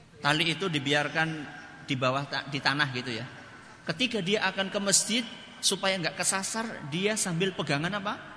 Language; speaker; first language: Indonesian; non-native, local second language; Javanese